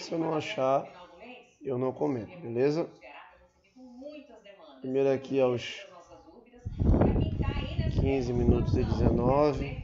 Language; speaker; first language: Portuguese; native; Portuguese